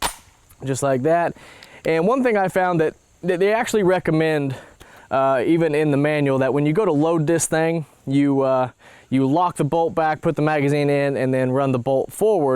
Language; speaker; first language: English; native; English